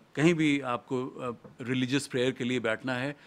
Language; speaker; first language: Hindi; native; Hindi